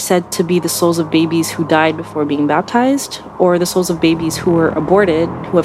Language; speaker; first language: English; non-native, local second language; Filipino